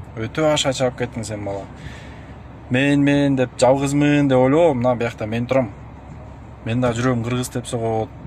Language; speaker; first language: Kyrgyz; non-native, local second language; Russian